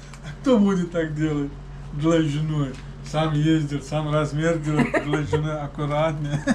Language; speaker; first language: Russian; non-native, learner; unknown